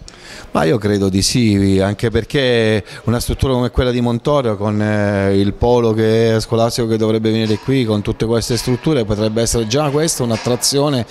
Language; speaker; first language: Italian; native; Italian